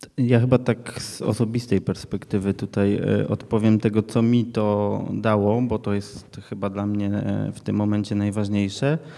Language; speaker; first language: Polish; native; Polish